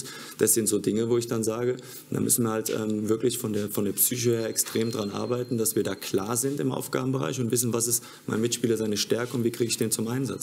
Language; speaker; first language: German; native; German